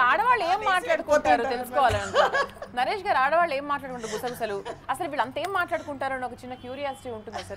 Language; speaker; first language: Telugu; native; Telugu